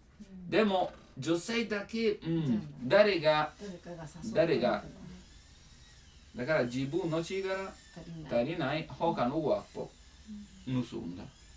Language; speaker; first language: Japanese; non-native, learner; Italian